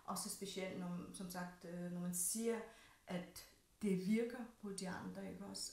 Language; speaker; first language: Danish; non-native, fluent; Russian